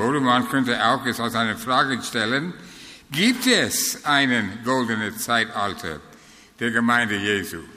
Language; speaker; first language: German; non-native, fluent; English